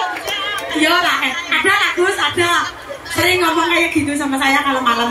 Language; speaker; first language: Indonesian; non-native, local second language; Javanese